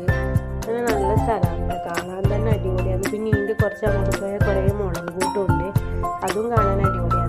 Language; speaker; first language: Malayalam; native; Malayalam